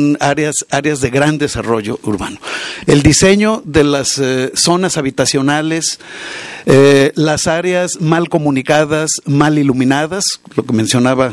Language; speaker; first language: Spanish; native; Spanish